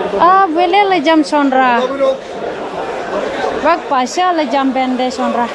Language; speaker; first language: Turkish; non-native, learner; Indonesian